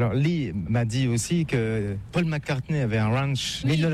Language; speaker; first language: French; native; French